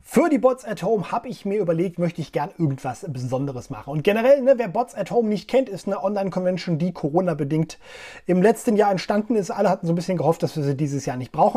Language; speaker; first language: German; native; German